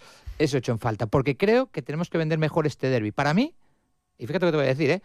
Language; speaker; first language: Spanish; native; Spanish